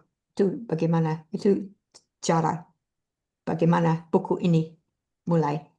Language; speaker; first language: Indonesian; non-native, fluent; English